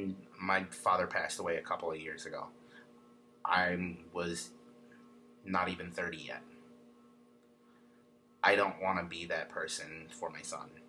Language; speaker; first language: English; native; English